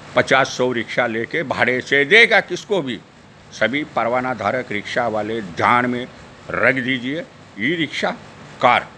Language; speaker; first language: Hindi; non-native, local second language; Marathi